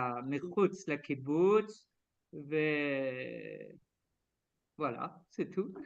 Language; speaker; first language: Hebrew; non-native, learner; French